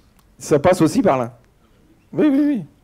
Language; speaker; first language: French; native; French